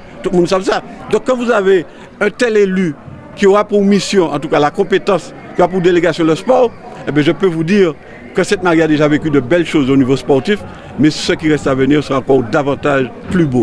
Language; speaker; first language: French; native; French